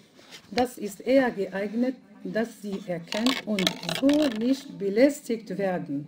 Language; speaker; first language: German; non-native, fluent; Arabic